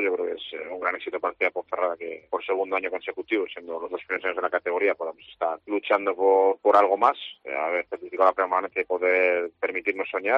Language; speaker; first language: Spanish; native; Spanish